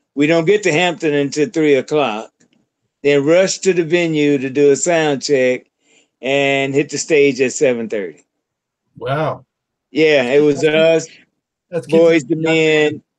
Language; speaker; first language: English; native; English